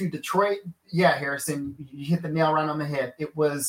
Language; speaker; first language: English; native; English